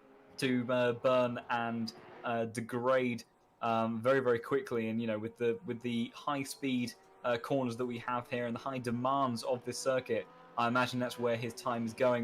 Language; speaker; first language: English; native; English